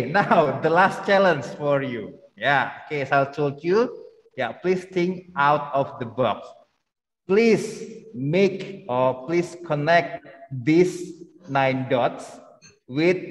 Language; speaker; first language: English; non-native, fluent; Indonesian